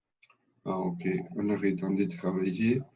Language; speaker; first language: French; non-native, learner; Spanish